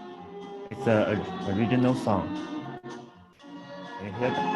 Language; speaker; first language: English; non-native, learner; Chinese